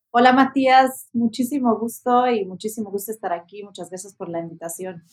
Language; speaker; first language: Spanish; non-native, fluent; Italian